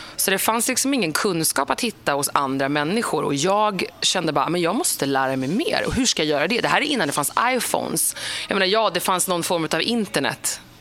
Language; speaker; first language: Swedish; native; Swedish